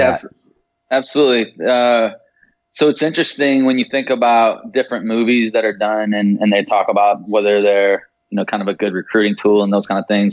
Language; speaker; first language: English; native; English